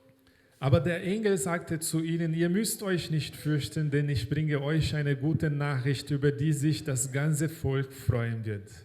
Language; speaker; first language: German; non-native, fluent; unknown